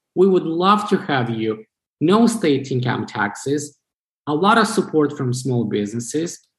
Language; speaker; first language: English; non-native, fluent; Romanian